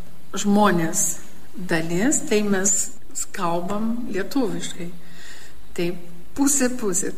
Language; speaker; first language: Lithuanian; early bilingual, heritage; Lithuanian